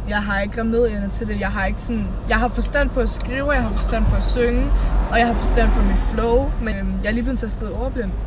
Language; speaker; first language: Danish; native; Danish